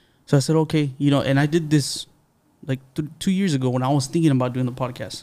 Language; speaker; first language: English; early bilingual, other home language; Spanish